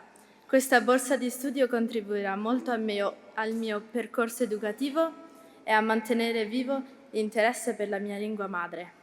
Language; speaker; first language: Italian; early bilingual, heritage; Italian